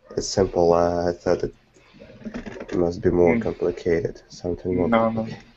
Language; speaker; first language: Italian; non-native, learner; Russian